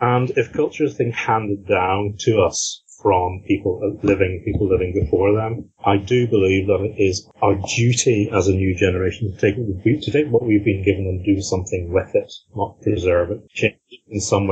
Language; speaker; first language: English; native; English